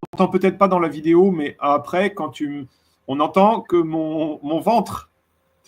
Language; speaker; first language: French; native; French